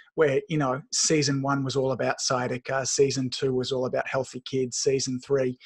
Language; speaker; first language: English; native; English